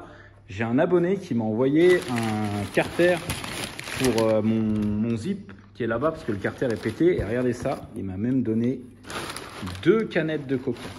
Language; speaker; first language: French; native; French